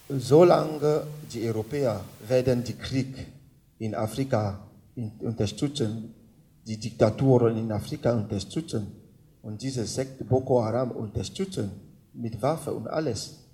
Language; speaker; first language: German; non-native, learner; French